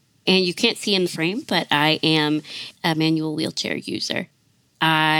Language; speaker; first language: English; native; English